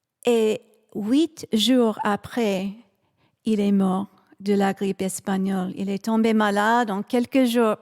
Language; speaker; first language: French; non-native, fluent; English